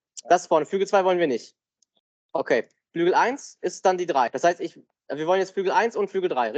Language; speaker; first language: German; native; German